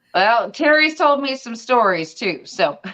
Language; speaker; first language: English; native; English